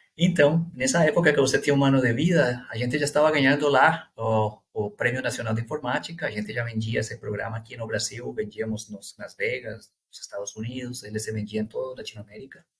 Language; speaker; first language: Portuguese; non-native, fluent; Spanish